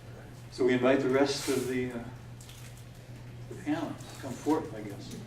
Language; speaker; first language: English; native; English